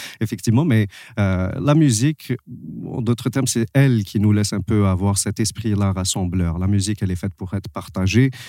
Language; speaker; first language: French; non-native, local second language; Arabic